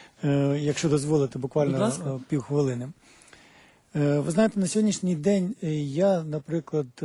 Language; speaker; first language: Ukrainian; native; Ukrainian